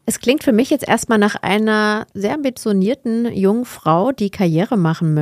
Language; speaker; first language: German; native; German